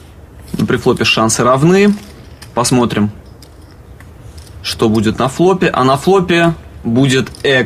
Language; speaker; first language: Russian; native; Russian